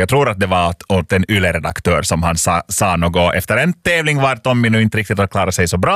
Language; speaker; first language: Swedish; native; Swedish